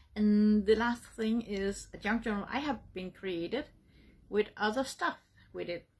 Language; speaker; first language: English; non-native, learner; Danish